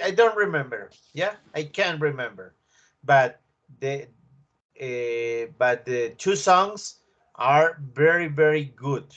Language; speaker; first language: English; non-native, learner; Spanish